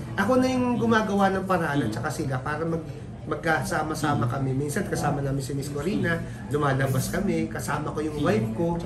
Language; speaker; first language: Filipino; native; Filipino